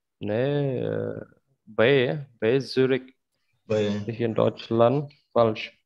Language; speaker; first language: German; non-native, fluent; Khmer